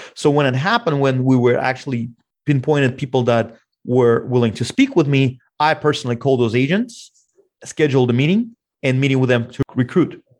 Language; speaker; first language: English; non-native, fluent; Russian